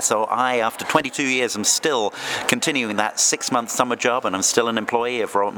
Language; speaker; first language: English; native; English